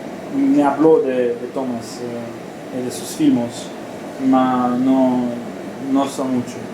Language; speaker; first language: Spanish; non-native, learner; Romanian